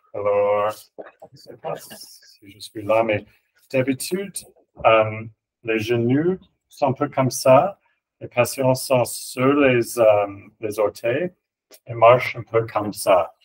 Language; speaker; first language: French; non-native, fluent; English